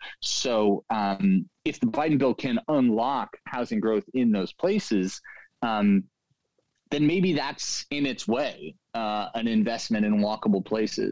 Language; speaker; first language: English; native; English